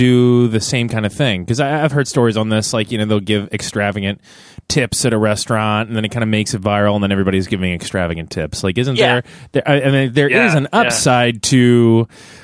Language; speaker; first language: English; native; English